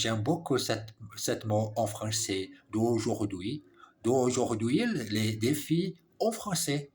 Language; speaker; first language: French; non-native, learner; English